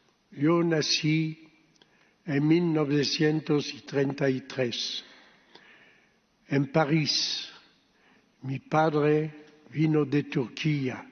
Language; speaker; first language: Spanish; early bilingual, heritage; Ladino